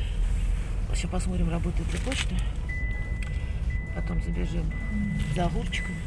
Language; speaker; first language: Russian; native; Russian